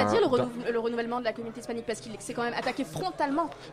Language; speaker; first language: French; native; French